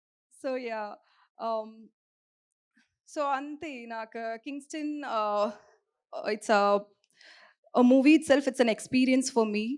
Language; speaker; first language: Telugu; non-native, learner; Tamil